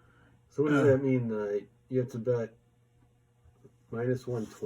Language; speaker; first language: English; native; English